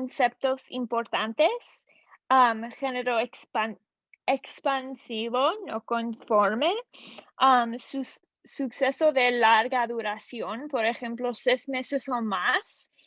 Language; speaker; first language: Spanish; non-native, learner; English